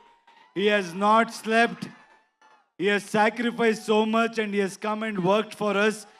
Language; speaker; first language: Telugu; non-native, learner; Kannada